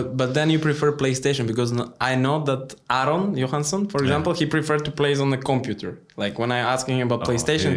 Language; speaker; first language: English; non-native, learner; Polish